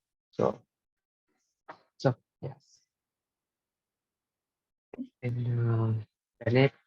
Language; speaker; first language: English; non-native, learner; Vietnamese